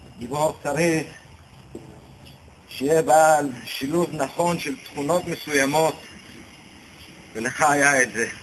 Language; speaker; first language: Hebrew; early bilingual, other home language; Romanian